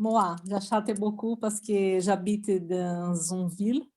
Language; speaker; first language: French; non-native, learner; Portuguese